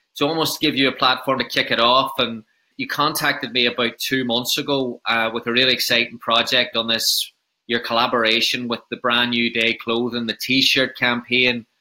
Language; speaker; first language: English; native; English